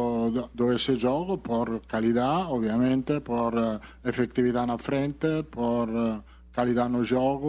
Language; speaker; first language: Portuguese; non-native, fluent; Italian